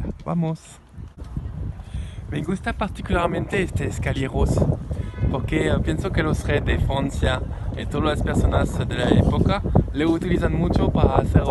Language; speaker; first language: Spanish; non-native, learner; French